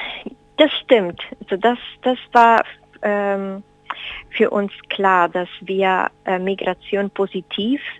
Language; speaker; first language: German; non-native, fluent; Spanish